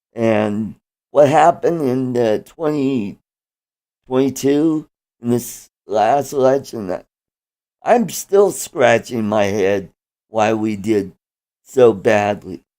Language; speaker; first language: English; native; English